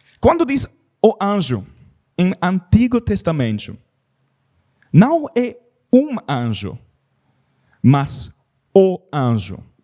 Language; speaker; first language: Portuguese; non-native, learner; English